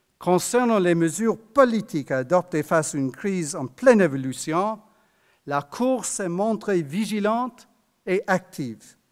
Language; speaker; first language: French; non-native, fluent; English